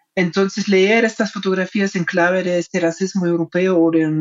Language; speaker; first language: Spanish; non-native, fluent; German